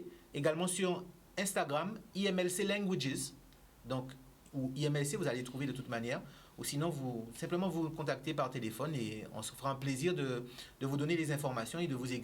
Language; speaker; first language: French; native; French